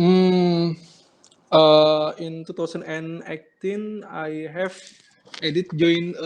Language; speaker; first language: English; non-native, learner; Indonesian